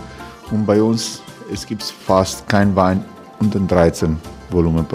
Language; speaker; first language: German; non-native, learner; Croatian